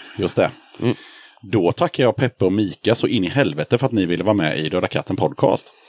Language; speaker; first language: Swedish; native; Swedish